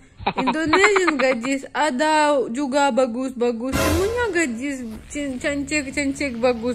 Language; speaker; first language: Indonesian; non-native, learner; Russian